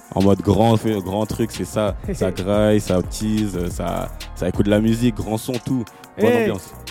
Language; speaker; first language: French; native; French